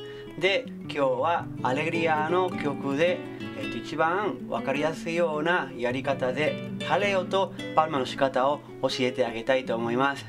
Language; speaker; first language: Japanese; non-native, fluent; Spanish